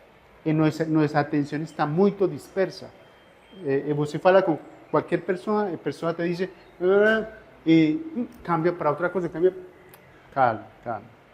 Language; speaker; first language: Portuguese; non-native, fluent; Spanish